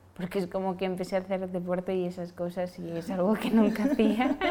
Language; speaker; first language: Spanish; non-native, fluent; Wolof